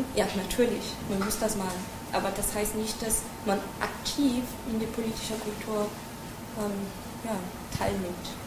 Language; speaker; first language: German; non-native, learner; Portuguese